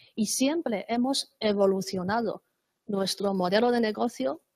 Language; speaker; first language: Spanish; non-native, fluent; Chinese